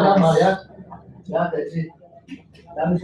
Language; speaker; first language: German; non-native, learner; Indonesian